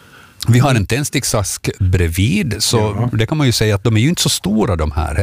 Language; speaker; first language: Swedish; native; Swedish